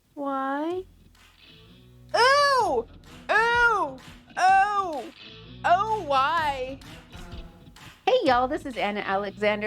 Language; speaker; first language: English; native; English